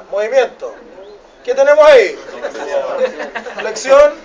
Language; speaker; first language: Spanish; native; Spanish